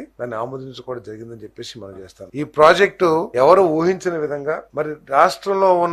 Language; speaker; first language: Telugu; native; Telugu